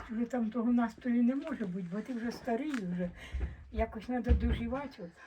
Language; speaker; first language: Ukrainian; native; Ukrainian